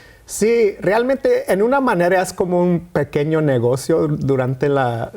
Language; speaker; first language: Spanish; early bilingual, heritage; Spanish